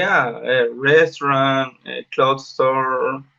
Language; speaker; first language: English; non-native, learner; Spanish